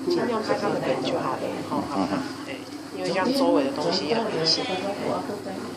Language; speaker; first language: Chinese; native; Chinese